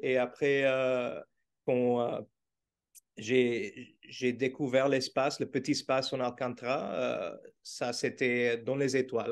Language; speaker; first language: French; non-native, fluent; Portuguese